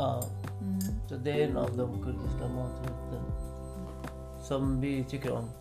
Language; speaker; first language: Swedish; non-native, fluent; Kurdish